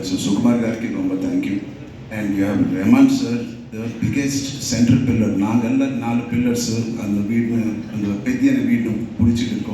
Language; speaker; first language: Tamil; non-native, learner; Telugu